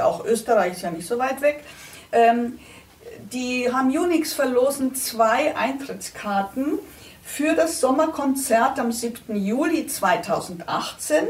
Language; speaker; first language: German; native; German